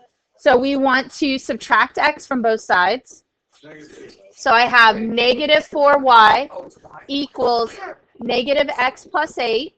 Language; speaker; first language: English; native; English